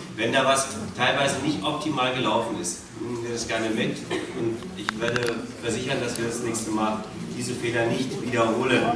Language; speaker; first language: German; native; German